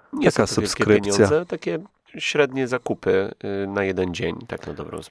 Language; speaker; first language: Polish; native; Polish